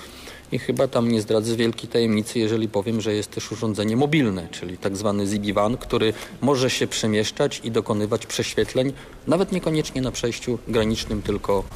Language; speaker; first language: Polish; native; Polish